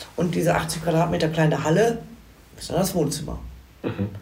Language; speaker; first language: German; native; German